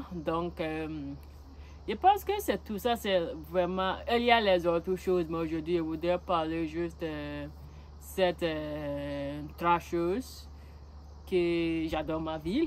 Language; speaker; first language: French; non-native, learner; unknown